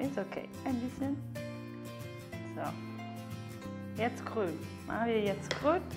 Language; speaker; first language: German; non-native, learner; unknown